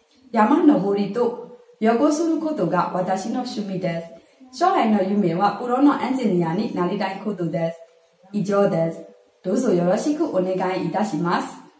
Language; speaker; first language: Japanese; non-native, learner; Burmese